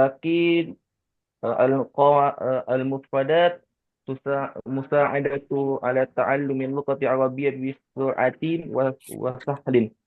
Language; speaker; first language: Arabic; non-native, learner; Indonesian